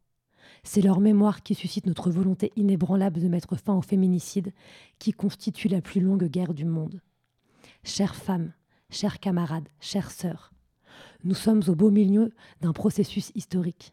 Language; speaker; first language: French; native; French